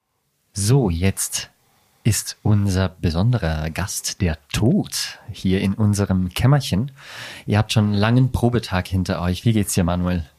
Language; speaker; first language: German; native; German